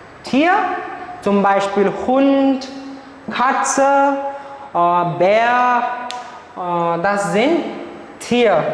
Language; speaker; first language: German; non-native, fluent; Marathi